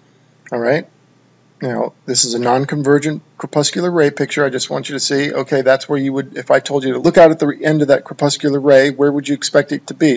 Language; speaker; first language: English; native; English